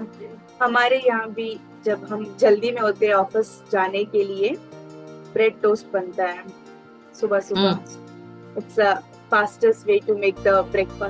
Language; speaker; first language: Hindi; native; Hindi